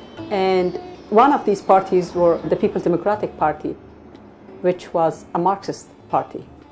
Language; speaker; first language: English; non-native, fluent; Persian